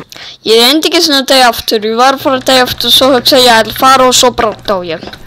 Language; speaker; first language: Icelandic; non-native, learner; Danish